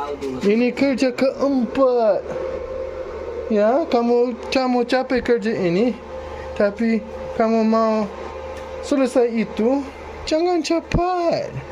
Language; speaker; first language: Indonesian; non-native, learner; English